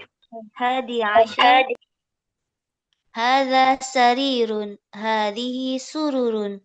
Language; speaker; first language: Arabic; non-native, learner; Indonesian